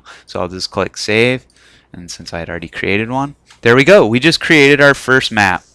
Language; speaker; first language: English; native; English